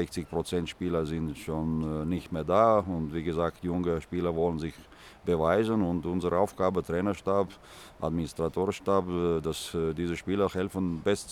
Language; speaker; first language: German; non-native, fluent; Russian